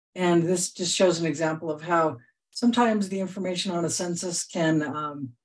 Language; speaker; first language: English; native; English